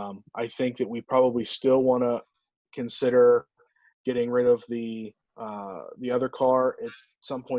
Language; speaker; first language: English; native; English